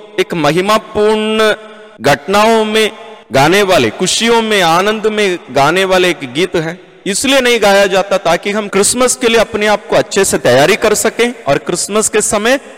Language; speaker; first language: Hindi; non-native, local second language; Malayalam